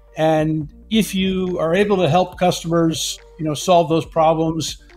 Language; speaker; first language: English; native; English